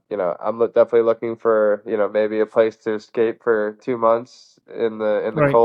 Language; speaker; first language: English; native; English